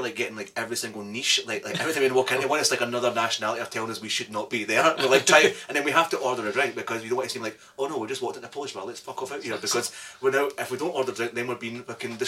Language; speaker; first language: English; native; English